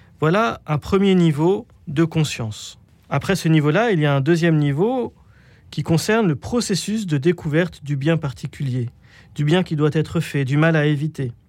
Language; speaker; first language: French; native; French